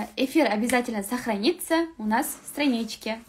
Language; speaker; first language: Russian; non-native, local second language; Kazakh